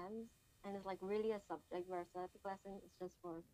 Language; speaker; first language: English; non-native, local second language; Cantonese